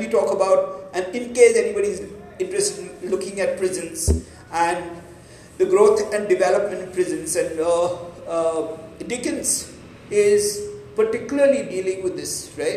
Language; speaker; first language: English; non-native, local second language; Marathi